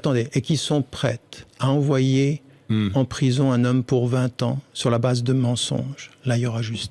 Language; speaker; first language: French; early bilingual, other home language; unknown